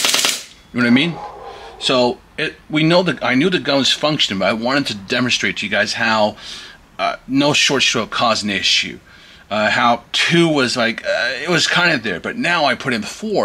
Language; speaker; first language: English; native; English